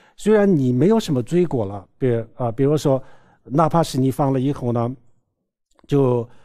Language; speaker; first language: Chinese; non-native, local second language; Tibetan